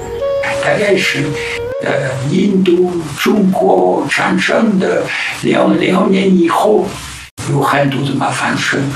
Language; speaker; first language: Chinese; non-native, fluent; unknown